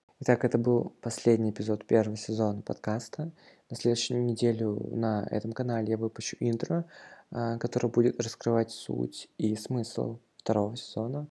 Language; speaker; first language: Russian; native; Russian